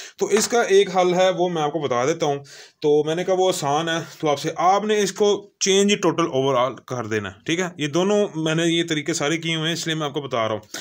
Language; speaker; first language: Urdu; non-native, local second language; Punjabi